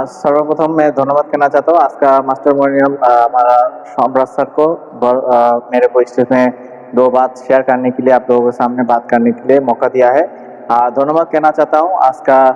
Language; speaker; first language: Hindi; non-native, learner; Bangla